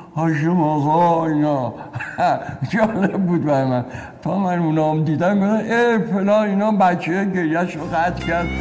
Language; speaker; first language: Persian; native; Persian